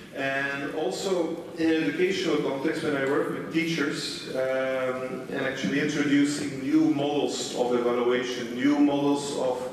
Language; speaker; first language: English; non-native, fluent; Dutch